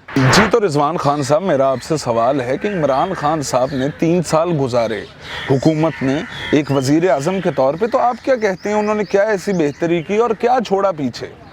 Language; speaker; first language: Urdu; non-native, local second language; Punjabi